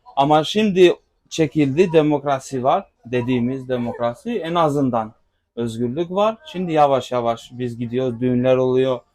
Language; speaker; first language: Turkish; non-native, fluent; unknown